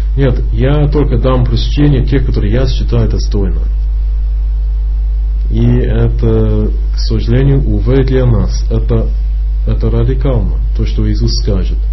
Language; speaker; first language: Russian; non-native, fluent; English